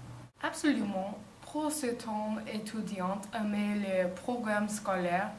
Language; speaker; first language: French; non-native, learner; English